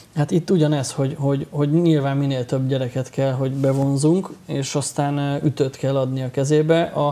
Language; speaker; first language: Hungarian; native; Hungarian